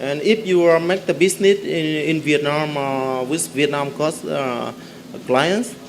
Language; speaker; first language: English; non-native, learner; Vietnamese